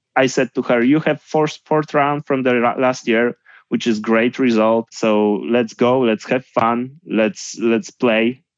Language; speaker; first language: English; non-native, fluent; Polish